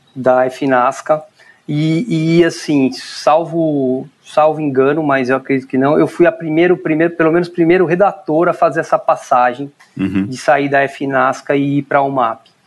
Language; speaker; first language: Portuguese; native; Portuguese